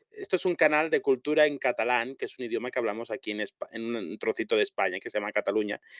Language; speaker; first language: Spanish; non-native, local second language; Catalan